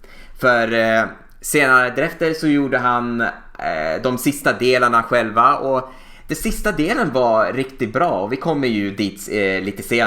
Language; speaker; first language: Swedish; native; Swedish